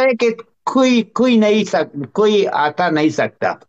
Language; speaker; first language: Hindi; non-native, learner; Persian